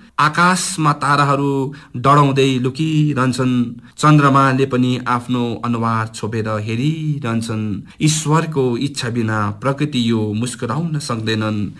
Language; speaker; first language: Nepali; native; Nepali